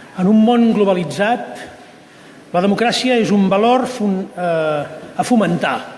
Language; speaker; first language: Catalan; native; Catalan